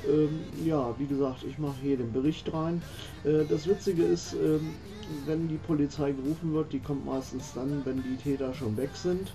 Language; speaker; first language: German; native; German